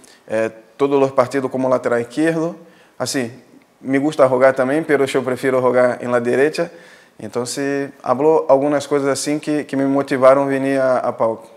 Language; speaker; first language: Spanish; non-native, fluent; Portuguese